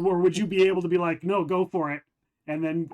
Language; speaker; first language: English; native; English